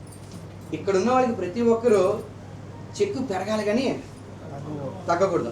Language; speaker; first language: Telugu; native; Telugu